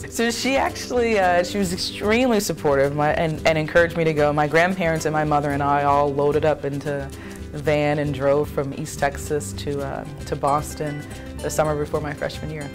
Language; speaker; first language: English; native; English